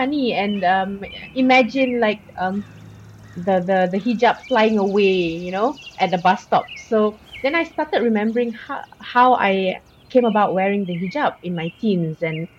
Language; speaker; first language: English; non-native, local second language; Malay